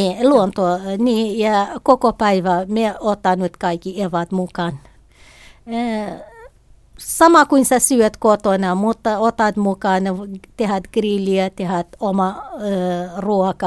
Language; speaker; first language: Finnish; non-native, learner; Kurdish